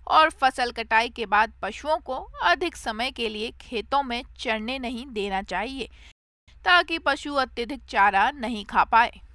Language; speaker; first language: Hindi; native; Hindi